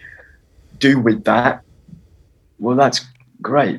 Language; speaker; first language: English; native; English